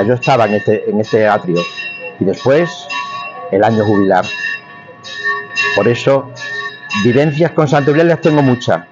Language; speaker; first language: Spanish; native; Spanish